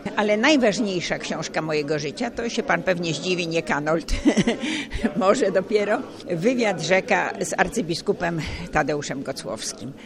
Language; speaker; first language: Polish; native; Polish